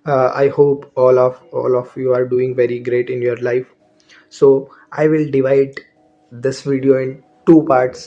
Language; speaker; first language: English; non-native, learner; Hindi